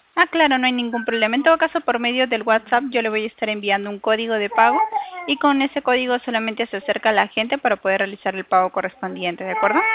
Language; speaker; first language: Spanish; native; Spanish